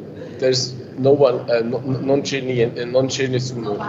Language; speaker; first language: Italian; non-native, fluent; German